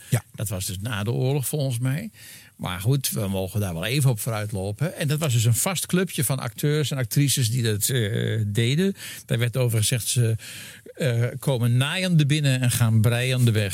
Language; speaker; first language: Dutch; native; Dutch